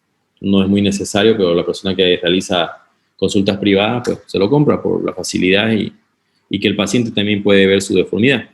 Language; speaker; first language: Spanish; native; Spanish